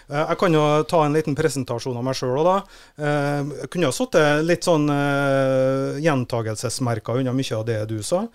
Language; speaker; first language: Norwegian; native; Norwegian